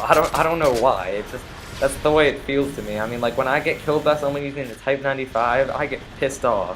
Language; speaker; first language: English; native; English